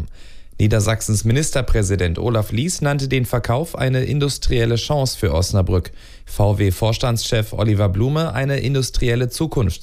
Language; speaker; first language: German; native; German